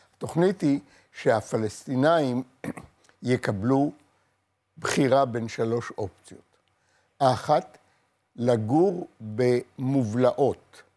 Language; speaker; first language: Hebrew; native; Hebrew